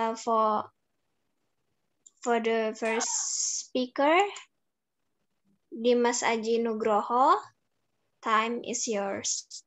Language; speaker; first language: English; non-native, learner; Indonesian